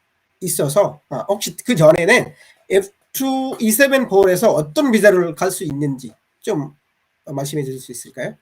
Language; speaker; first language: Korean; non-native, fluent; Bangla